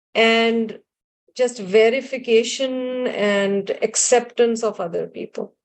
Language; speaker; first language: English; non-native, local second language; Urdu